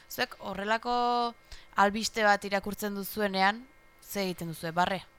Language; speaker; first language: Basque; native; Basque